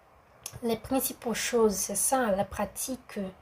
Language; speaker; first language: French; non-native, learner; Portuguese